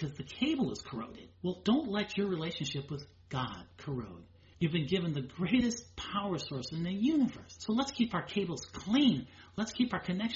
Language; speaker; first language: English; native; English